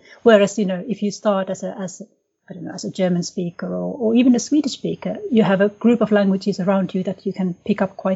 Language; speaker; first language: English; non-native, fluent; Finnish